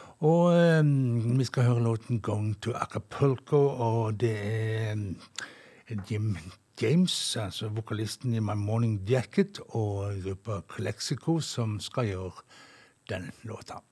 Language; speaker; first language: Norwegian; native; Norwegian